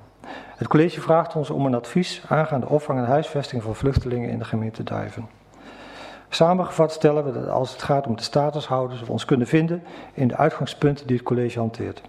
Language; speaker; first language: Dutch; native; Dutch